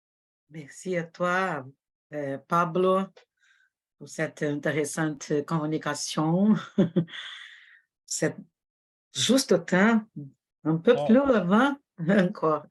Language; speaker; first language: French; non-native, fluent; Portuguese